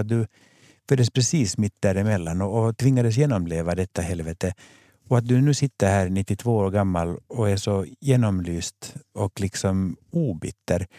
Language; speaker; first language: Swedish; native; Swedish